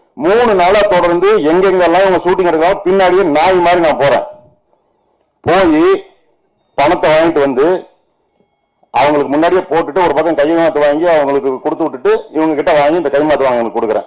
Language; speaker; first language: Tamil; native; Tamil